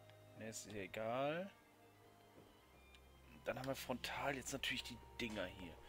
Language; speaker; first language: German; native; German